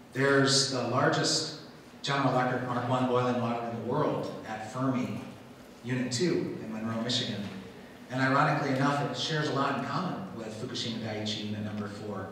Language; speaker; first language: English; native; English